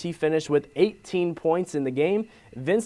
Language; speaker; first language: English; native; English